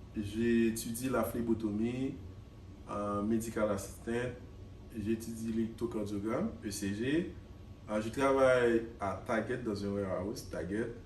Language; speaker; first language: French; non-native, local second language; Haitian Creole